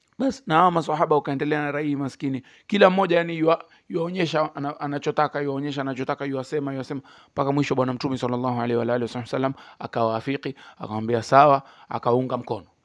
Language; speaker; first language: Swahili; native; Swahili